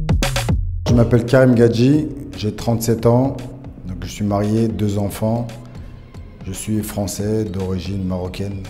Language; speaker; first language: French; early bilingual, other home language; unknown